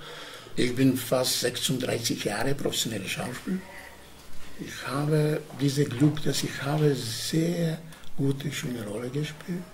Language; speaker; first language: German; non-native, learner; Romany